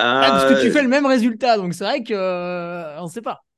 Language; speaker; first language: French; native; French